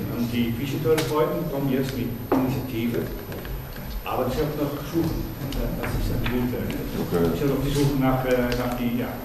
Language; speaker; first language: German; non-native, learner; Dutch